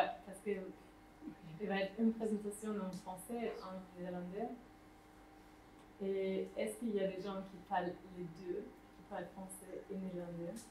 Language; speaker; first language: French; non-native, fluent; Dutch